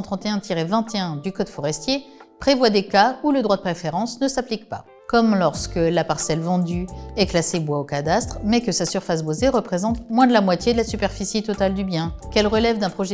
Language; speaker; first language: French; native; French